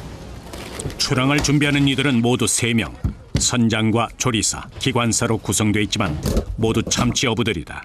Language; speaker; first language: Korean; native; Korean